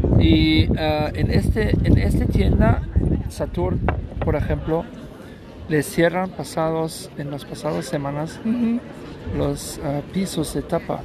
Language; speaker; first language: Spanish; non-native, learner; German